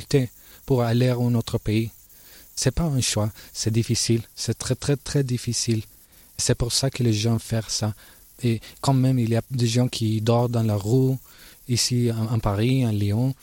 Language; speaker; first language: French; non-native, learner; Spanish